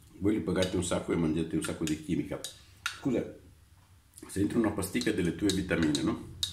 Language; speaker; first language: Italian; non-native, fluent; Romanian